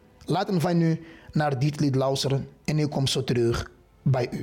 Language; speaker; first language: Dutch; non-native, fluent; Portuguese